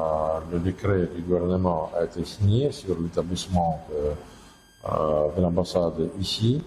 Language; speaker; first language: French; non-native, fluent; Russian